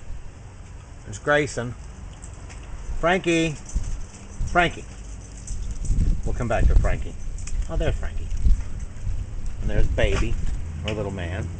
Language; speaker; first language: English; native; English